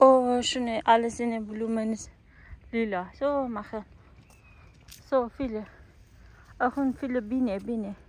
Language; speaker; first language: German; non-native, learner; Persian